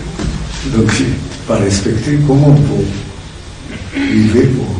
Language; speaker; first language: French; non-native, learner; Japanese